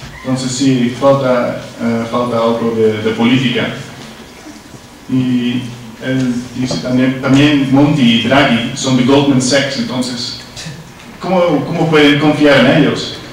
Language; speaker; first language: Spanish; non-native, learner; Dutch